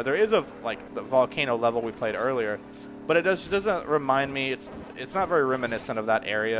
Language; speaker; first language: English; native; English